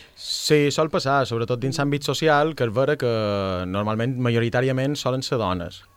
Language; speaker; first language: Catalan; native; Catalan